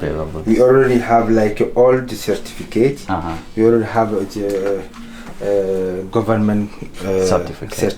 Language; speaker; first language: English; non-native, fluent; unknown